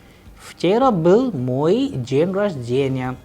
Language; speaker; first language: Russian; non-native, fluent; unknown